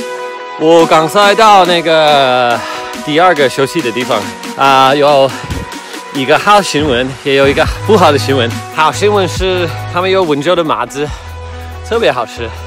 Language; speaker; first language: Chinese; non-native, learner; English